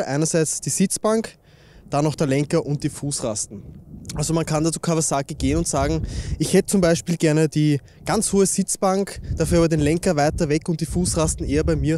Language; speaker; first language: German; native; German